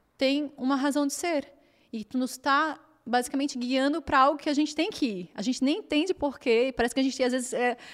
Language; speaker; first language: Portuguese; native; Portuguese